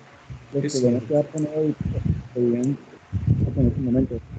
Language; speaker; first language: Spanish; native; Spanish